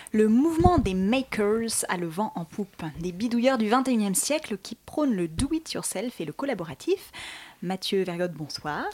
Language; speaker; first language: French; native; French